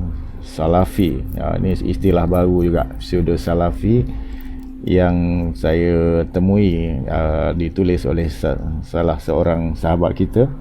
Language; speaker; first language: Malay; native; Malay